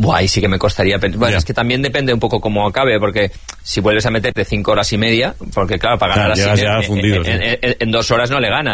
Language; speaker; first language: Spanish; native; Spanish